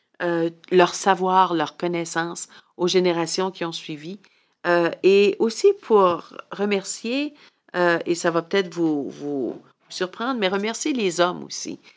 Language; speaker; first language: French; native; French